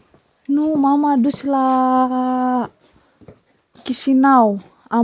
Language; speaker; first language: Romanian; non-native, learner; Indonesian